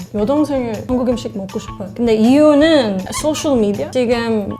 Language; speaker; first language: Korean; non-native, learner; English